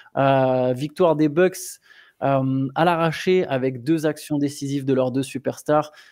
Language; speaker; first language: French; native; French